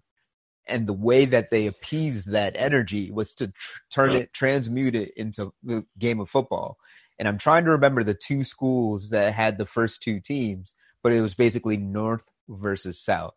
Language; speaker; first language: English; native; English